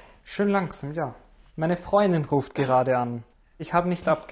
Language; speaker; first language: German; native; German